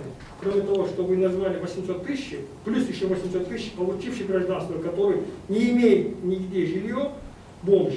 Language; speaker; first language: Russian; non-native, local second language; Kyrgyz